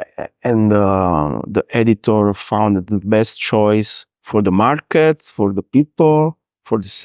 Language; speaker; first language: English; non-native, learner; Italian